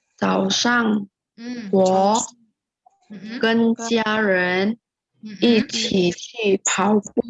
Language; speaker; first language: Chinese; non-native, learner; Indonesian